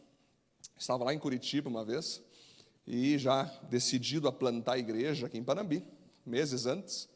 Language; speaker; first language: Portuguese; native; Portuguese